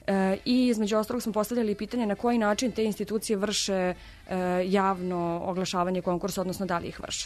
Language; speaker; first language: Serbian; native; Serbian